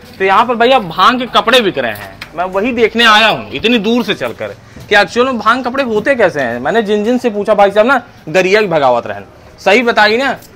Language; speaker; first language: Hindi; native; Hindi